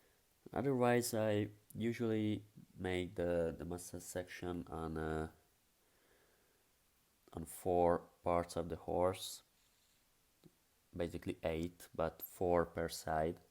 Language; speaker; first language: English; non-native, fluent; Hungarian